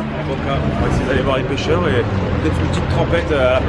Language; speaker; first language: French; native; French